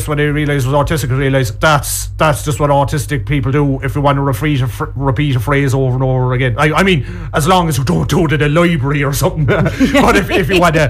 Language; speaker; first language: English; native; English